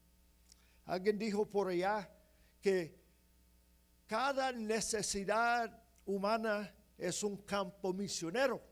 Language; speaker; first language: Spanish; non-native, fluent; English